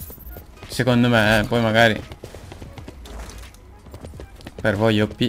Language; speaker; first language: Italian; native; Italian